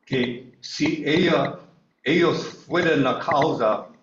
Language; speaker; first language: Spanish; non-native, learner; English